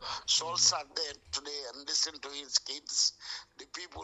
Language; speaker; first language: English; non-native, local second language; Wolof